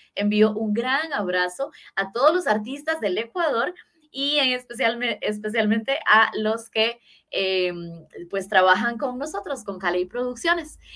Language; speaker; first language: Spanish; native; Spanish